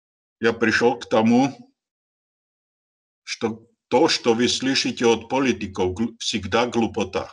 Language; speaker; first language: Russian; non-native, learner; Slovak